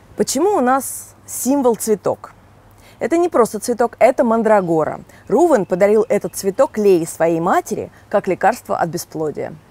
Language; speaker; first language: Russian; native; Russian